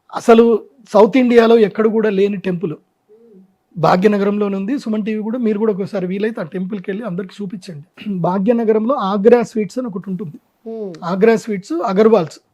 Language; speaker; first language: Telugu; non-native, local second language; Marwari